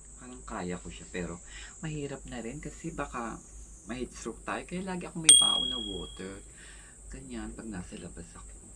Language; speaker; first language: Filipino; native; Filipino